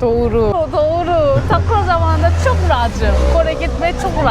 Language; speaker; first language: Turkish; non-native, learner; Korean